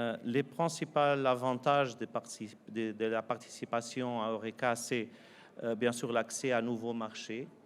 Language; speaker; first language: French; non-native, fluent; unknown